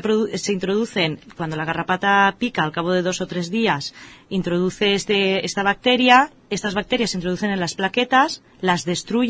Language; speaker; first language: Spanish; native; Spanish